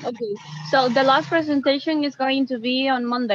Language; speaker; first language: English; non-native, fluent; Spanish